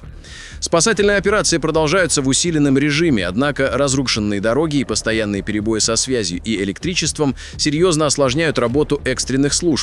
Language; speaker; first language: Russian; native; Russian